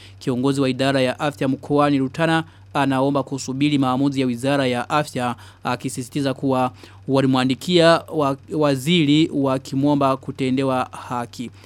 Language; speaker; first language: Swahili; non-native, local second language; Rundi